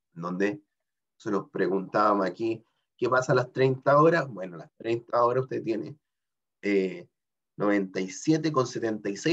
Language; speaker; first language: Spanish; native; Spanish